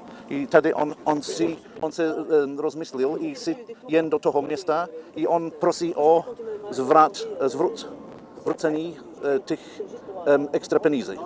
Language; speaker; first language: Czech; non-native, learner; Polish